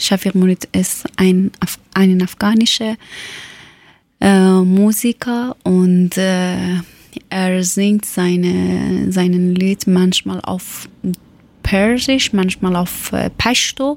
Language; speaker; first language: German; non-native, learner; Persian